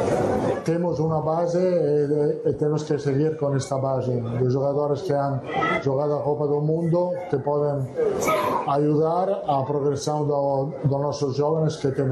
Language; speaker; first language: Portuguese; non-native, fluent; Italian